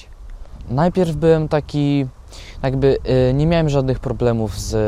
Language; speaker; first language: Polish; non-native, fluent; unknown